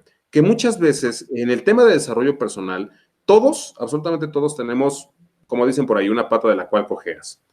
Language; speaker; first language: Spanish; native; Spanish